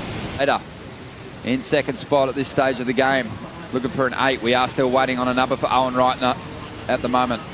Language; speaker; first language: English; native; English